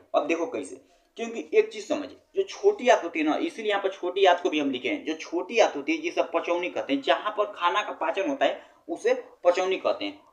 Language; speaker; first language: Hindi; native; Hindi